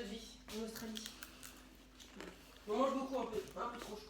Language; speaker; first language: French; native; French